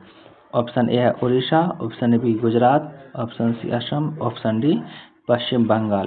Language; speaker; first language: Hindi; native; Hindi